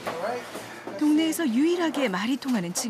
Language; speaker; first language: Korean; native; Korean